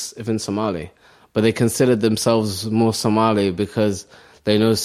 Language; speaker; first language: English; early bilingual, other home language; Somali